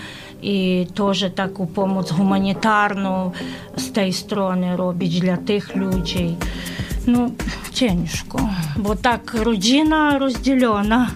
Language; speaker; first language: Polish; non-native, learner; Ukrainian